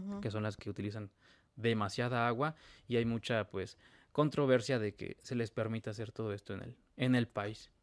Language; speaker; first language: Spanish; native; Spanish